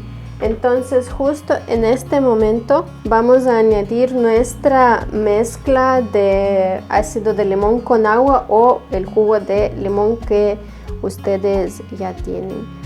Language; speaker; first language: Spanish; non-native, fluent; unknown